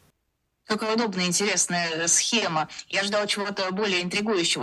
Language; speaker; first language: Russian; native; Russian